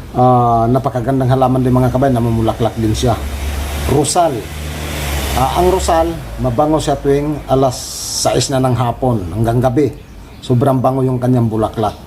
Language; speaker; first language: Filipino; non-native, local second language; Cebuano